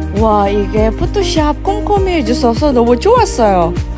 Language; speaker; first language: Korean; non-native, fluent; Indonesian